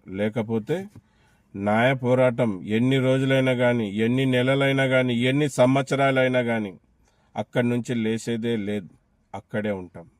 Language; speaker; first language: Telugu; non-native, local second language; Urdu